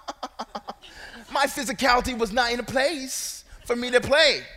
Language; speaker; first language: English; native; English